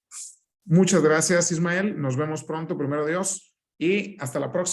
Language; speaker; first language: Spanish; native; Spanish